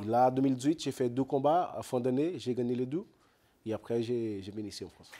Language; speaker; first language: French; non-native, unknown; Portuguese